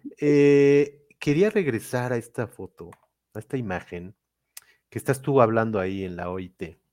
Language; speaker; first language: Spanish; native; Spanish